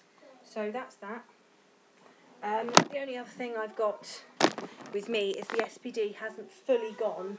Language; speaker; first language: English; native; English